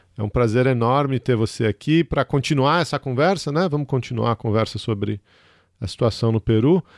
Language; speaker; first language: Portuguese; native; Portuguese